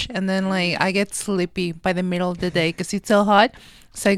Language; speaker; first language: English; non-native, fluent; Spanish